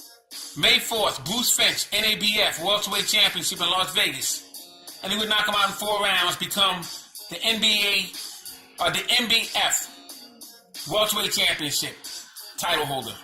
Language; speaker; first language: English; native; English